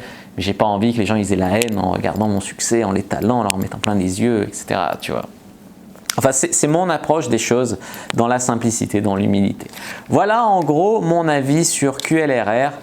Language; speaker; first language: French; native; French